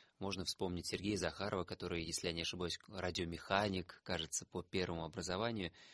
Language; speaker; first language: Russian; native; Russian